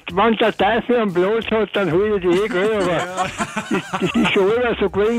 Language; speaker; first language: German; native; German